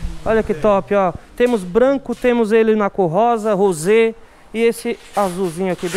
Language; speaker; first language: Portuguese; native; Portuguese